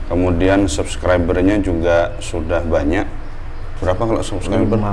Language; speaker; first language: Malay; non-native, local second language; Javanese